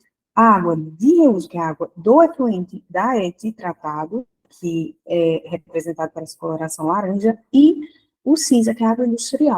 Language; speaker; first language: Portuguese; native; Portuguese